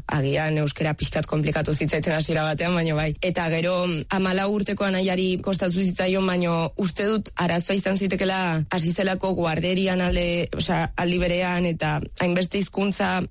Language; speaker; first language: Basque; early bilingual, other home language; Bulgarian